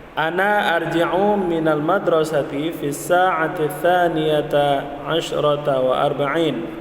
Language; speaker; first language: Arabic; non-native, fluent; Indonesian